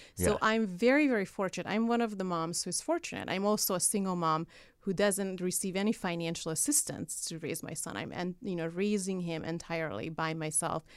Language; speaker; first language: English; non-native, fluent; Hungarian